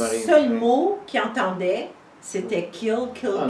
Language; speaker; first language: French; native; French